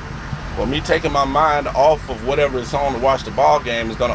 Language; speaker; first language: English; native; English